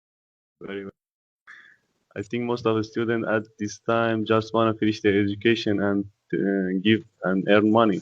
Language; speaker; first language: English; non-native, local second language; Persian